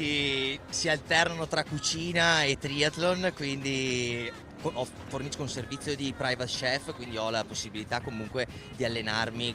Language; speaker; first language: Italian; native; Italian